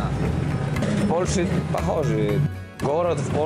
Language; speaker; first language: Russian; non-native, learner; Polish